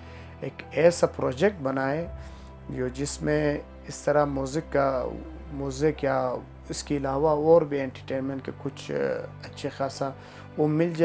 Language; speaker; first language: Hindi; non-native, local second language; Pashto